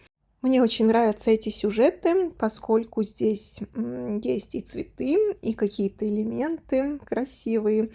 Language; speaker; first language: Russian; native; Russian